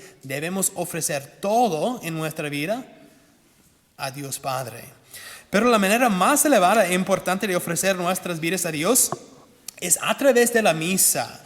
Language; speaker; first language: Spanish; non-native, fluent; English